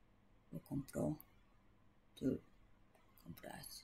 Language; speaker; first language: Spanish; non-native, learner; Japanese